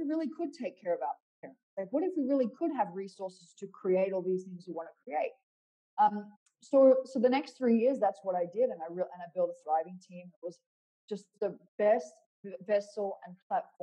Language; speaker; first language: English; native; English